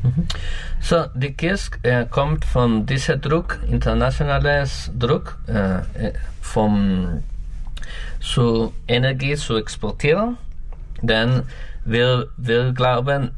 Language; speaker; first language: German; non-native, learner; Spanish